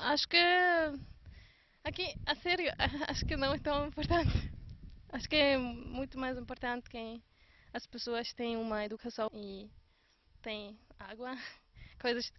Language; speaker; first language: Portuguese; non-native, fluent; German